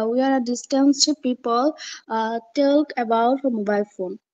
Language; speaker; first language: English; non-native, learner; Bangla